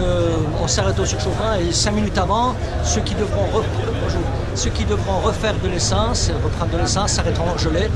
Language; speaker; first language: French; native; French